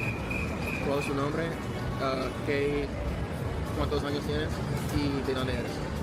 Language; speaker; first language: Spanish; non-native, learner; English